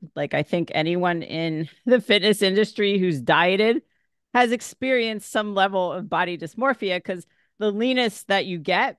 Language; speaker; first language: English; native; English